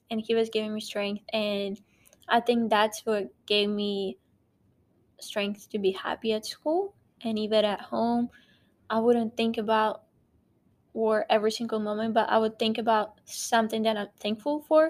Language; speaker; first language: English; non-native, fluent; Ukrainian